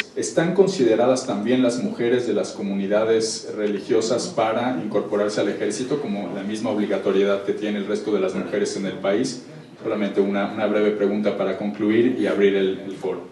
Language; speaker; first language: Spanish; native; Spanish